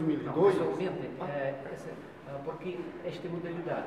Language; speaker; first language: Portuguese; non-native, fluent; Russian